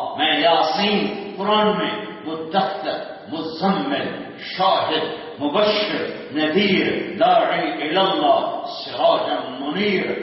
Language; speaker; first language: Urdu; native; Urdu